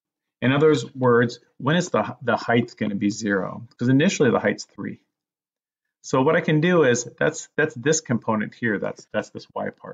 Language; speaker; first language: English; native; English